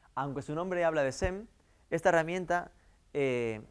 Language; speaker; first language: Spanish; native; Spanish